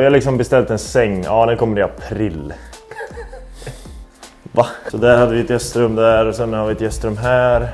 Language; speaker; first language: Swedish; native; Swedish